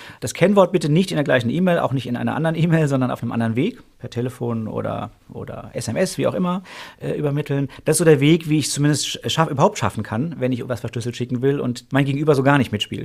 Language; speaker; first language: German; native; German